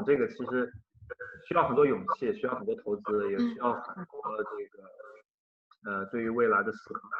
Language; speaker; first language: Chinese; native; Chinese